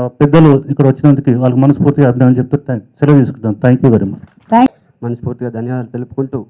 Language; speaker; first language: Telugu; native; Telugu